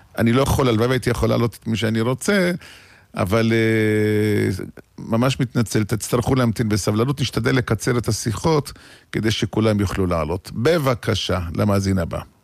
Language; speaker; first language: Hebrew; native; Hebrew